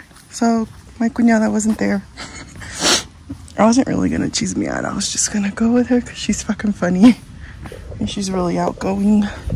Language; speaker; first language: English; early bilingual, other home language; Spanish